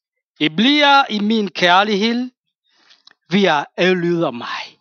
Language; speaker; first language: Danish; non-native, fluent; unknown